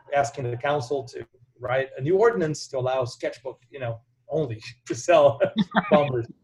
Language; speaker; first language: English; non-native, fluent; Portuguese